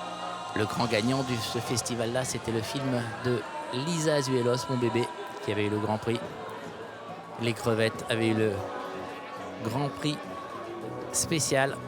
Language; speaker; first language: French; native; French